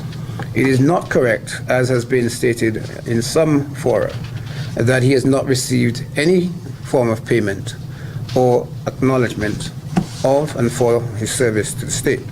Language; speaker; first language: English; native; English